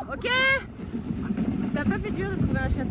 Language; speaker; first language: French; native; French